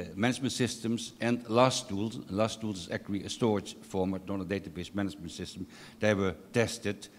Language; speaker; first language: English; non-native, fluent; Dutch